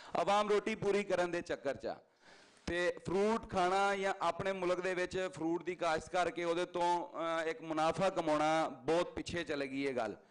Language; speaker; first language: Punjabi; native; Punjabi